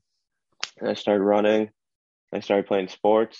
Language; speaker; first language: English; native; English